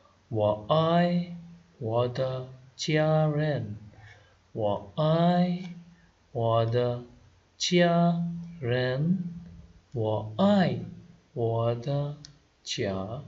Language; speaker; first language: Chinese; non-native, fluent; Hindi